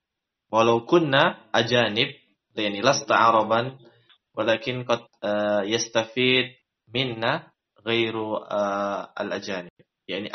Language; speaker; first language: Arabic; non-native, fluent; Indonesian